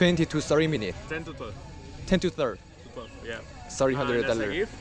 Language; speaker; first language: English; non-native, learner; Korean